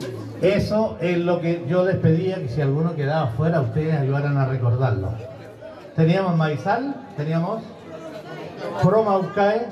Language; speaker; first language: Spanish; native; Spanish